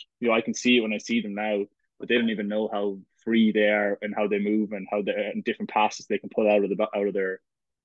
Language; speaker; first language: English; native; English